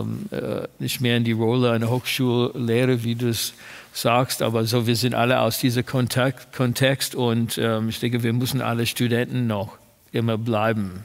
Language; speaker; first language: German; non-native, fluent; English